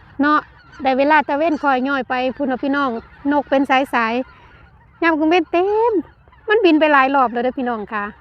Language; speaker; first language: Thai; non-native, local second language; Lao